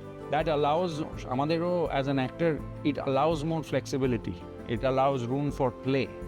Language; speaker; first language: English; non-native, local second language; Bangla